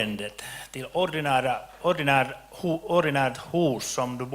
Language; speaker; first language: Swedish; non-native, local second language; Finnish